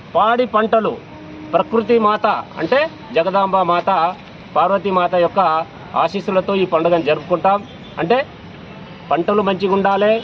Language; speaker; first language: Telugu; non-native, local second language; Lambadi